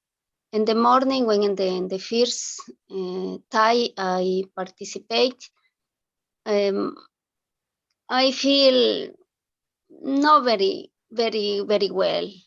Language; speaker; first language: English; non-native, learner; Spanish